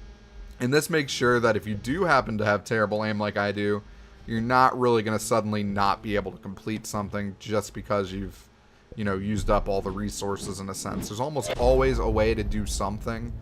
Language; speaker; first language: English; native; English